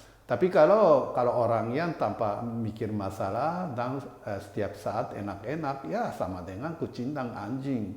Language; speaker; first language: Indonesian; non-native, fluent; Japanese